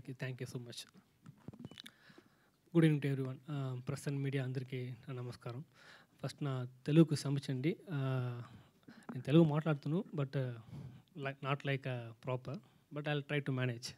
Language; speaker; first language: Telugu; non-native, learner; Tamil